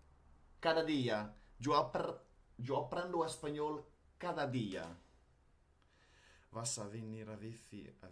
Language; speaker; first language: Spanish; non-native, learner; Dutch